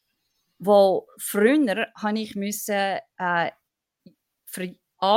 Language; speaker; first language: German; non-native, fluent; English